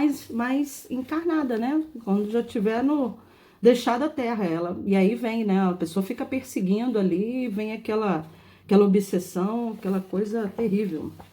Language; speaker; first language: Portuguese; native; Portuguese